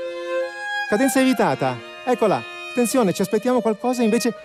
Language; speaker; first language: Italian; native; Italian